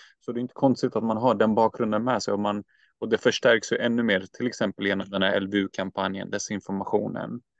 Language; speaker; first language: Swedish; early bilingual, other home language; Turkish